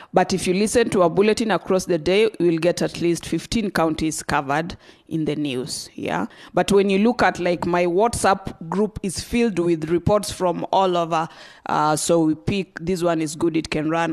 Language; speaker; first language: English; non-native, local second language; Luyia